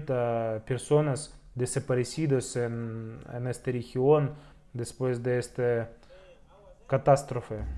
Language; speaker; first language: Spanish; non-native, fluent; Russian